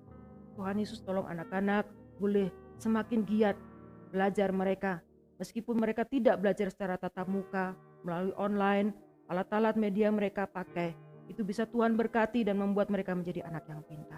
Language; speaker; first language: Indonesian; native; Indonesian